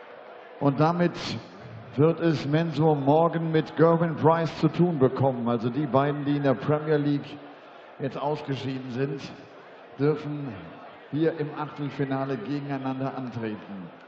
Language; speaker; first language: German; native; German